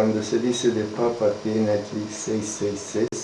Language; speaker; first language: Spanish; non-native, learner; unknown